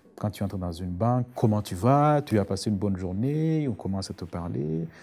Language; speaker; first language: French; non-native, local second language; Rundi